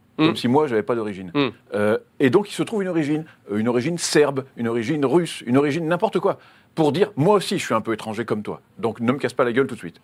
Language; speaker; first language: French; native; French